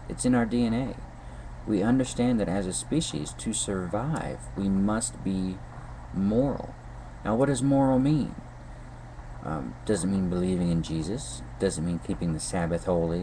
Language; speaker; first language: English; native; English